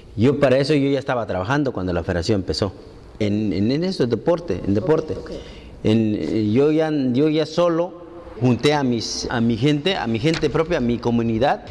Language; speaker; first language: Spanish; native; Spanish